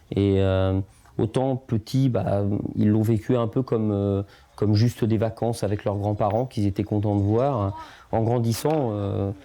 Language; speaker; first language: French; early bilingual, other home language; Portuguese